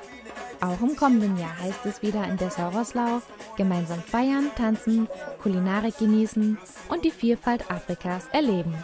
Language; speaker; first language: German; native; German